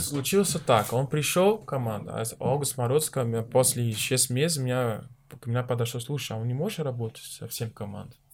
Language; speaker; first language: Russian; non-native, learner; Portuguese